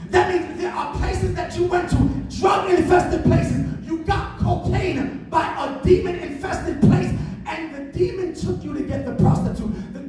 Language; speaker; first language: English; early bilingual, other home language; Spanish